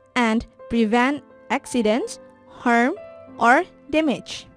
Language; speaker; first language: English; non-native, fluent; Indonesian